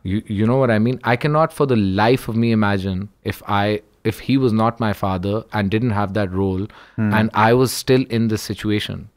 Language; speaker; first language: English; early bilingual, other home language; Urdu